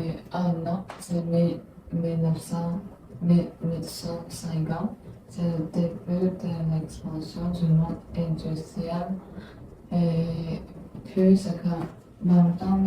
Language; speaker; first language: French; non-native, learner; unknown